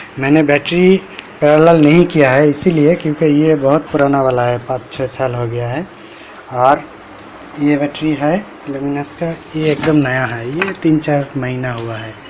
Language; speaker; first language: Hindi; non-native, local second language; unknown